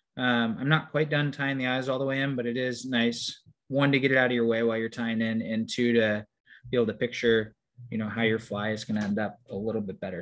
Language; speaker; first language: English; native; English